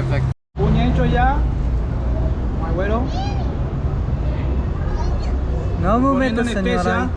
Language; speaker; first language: Spanish; non-native, learner; English